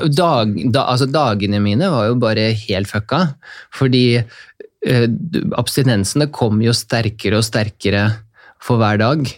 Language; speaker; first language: Norwegian; early bilingual, other home language; Russian